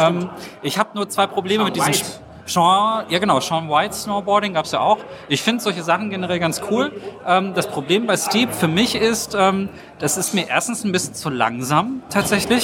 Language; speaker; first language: German; native; German